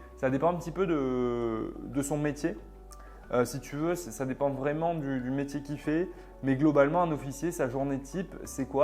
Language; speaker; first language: French; native; French